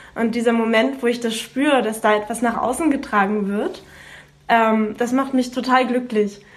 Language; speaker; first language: German; native; German